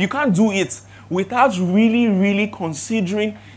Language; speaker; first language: English; non-native, local second language; Yoruba